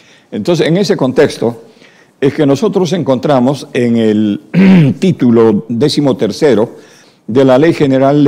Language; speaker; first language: Spanish; native; Spanish